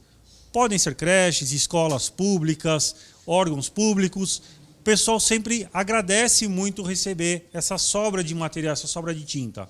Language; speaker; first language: Portuguese; native; Portuguese